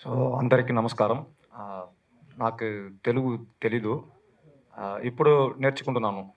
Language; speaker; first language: Telugu; non-native, learner; Tamil